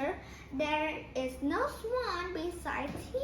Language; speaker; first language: English; non-native, fluent; Vietnamese